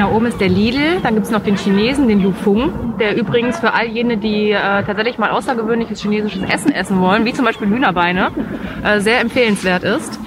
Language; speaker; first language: German; native; German